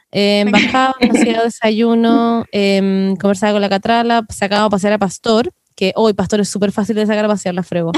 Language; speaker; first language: Spanish; native; Spanish